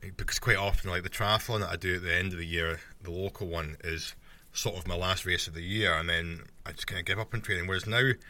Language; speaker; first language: English; native; English